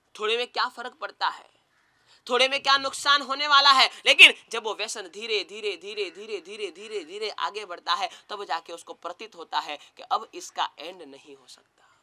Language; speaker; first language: Hindi; non-native, local second language; Gujarati